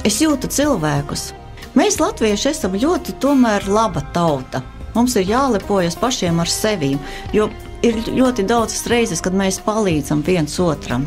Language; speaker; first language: Latvian; native; Latvian